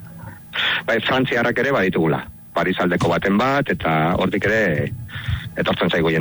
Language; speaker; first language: Basque; non-native, local second language; Spanish